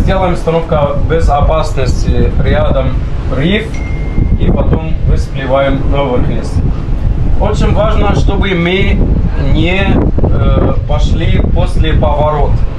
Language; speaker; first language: Russian; non-native, learner; Arabic